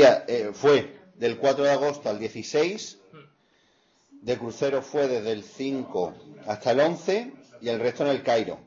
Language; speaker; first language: Spanish; native; Spanish